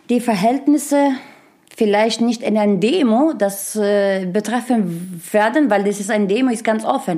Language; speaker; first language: German; non-native, learner; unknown